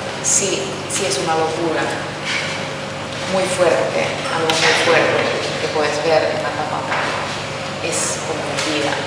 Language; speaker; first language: Spanish; non-native, fluent; Finnish